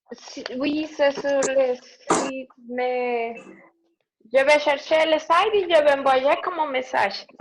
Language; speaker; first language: French; non-native, learner; Spanish